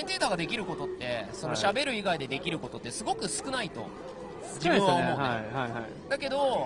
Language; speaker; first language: Japanese; native; Japanese